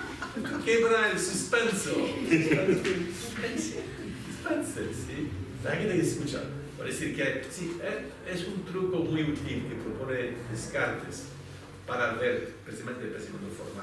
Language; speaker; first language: Spanish; non-native, fluent; French